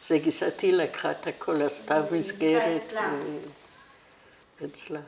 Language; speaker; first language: Hebrew; non-native, fluent; Persian